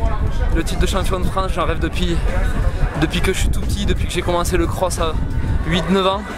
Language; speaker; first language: French; native; French